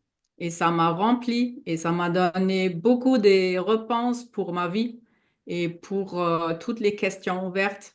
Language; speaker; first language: French; non-native, fluent; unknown